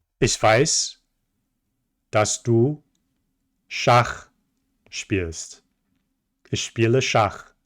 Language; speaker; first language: German; non-native, fluent; English